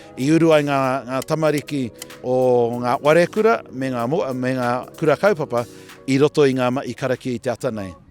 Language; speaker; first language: Māori; native; Māori